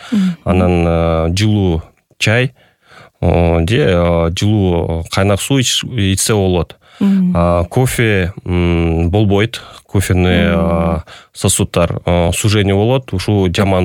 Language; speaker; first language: Kyrgyz; non-native, local second language; Russian